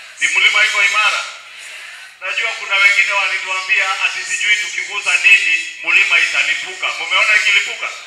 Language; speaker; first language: Swahili; non-native, local second language; Kikuyu